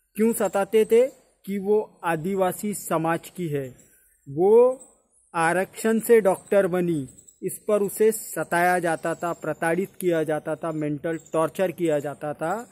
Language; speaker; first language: Hindi; native; Hindi